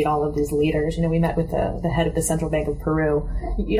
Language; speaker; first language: English; native; English